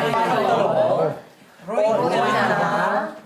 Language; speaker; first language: Welsh; non-native, learner; English